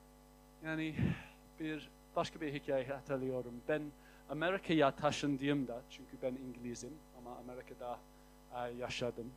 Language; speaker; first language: Turkish; non-native, fluent; English